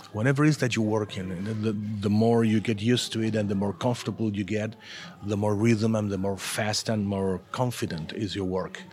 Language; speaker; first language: English; non-native, fluent; Spanish